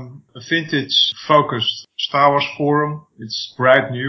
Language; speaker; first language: English; non-native, fluent; Dutch